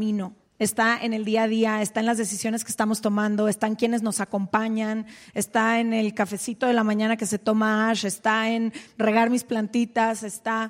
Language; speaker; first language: Spanish; native; Spanish